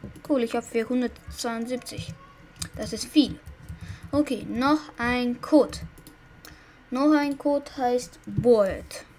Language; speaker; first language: German; non-native, learner; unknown